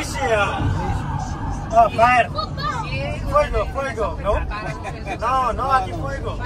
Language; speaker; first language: Spanish; non-native, learner; Nepali